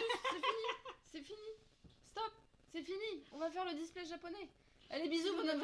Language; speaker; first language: French; native; French